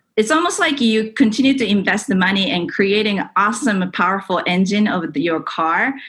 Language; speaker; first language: English; non-native, fluent; Japanese